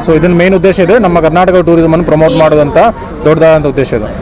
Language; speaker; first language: Kannada; native; Kannada